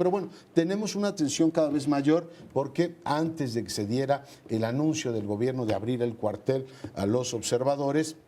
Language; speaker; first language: Spanish; native; Spanish